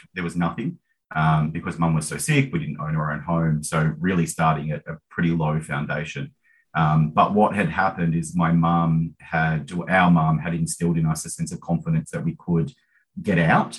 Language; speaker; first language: English; native; English